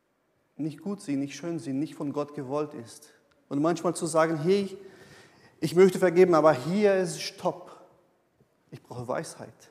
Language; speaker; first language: German; non-native, fluent; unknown